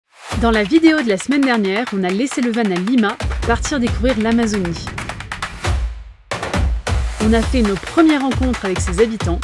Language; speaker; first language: French; native; French